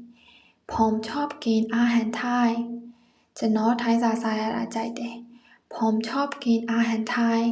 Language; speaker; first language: Thai; non-native, learner; Chinese